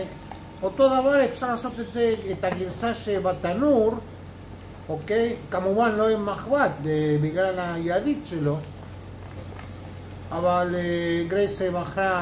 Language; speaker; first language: Hebrew; non-native, fluent; Spanish